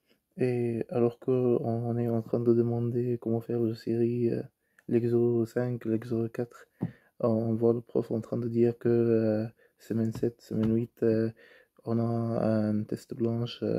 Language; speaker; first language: French; non-native, fluent; Arabic